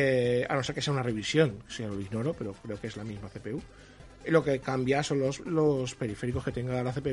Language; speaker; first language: Spanish; native; Spanish